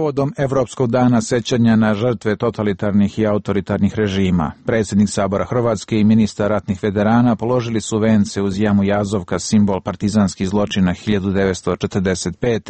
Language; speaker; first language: Serbian; native; Serbian